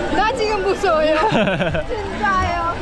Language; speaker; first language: Korean; non-native, learner; Hindi